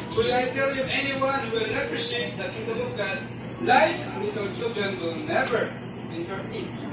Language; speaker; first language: English; non-native, local second language; Filipino